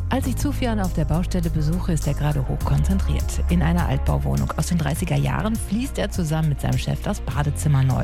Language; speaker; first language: German; native; German